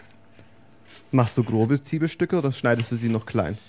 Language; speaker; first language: German; native; German